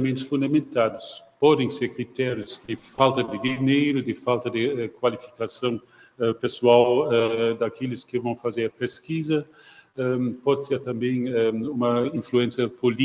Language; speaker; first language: Portuguese; non-native, fluent; German